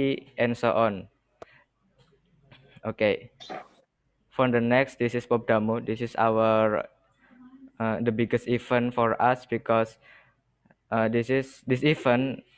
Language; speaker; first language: English; non-native, learner; Indonesian